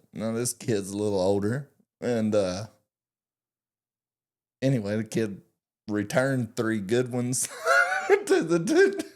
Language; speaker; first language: English; native; English